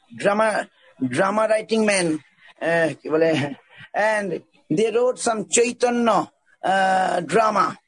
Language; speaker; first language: English; non-native, local second language; Bangla